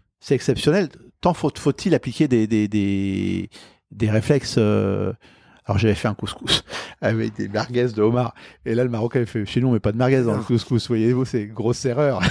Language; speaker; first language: French; native; French